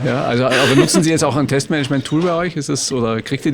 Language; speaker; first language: German; native; German